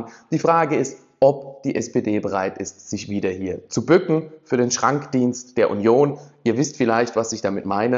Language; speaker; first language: German; native; German